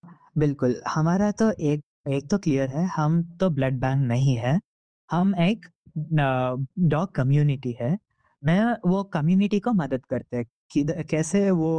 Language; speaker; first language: Hindi; non-native, local second language; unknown